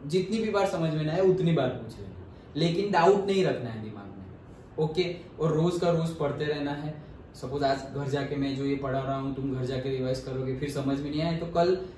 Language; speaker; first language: Hindi; non-native, local second language; Gujarati